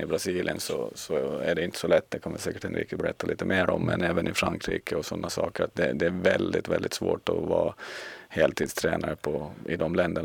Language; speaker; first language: Swedish; native; Swedish